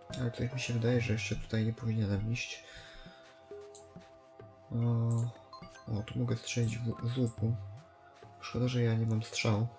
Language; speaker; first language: Polish; native; Polish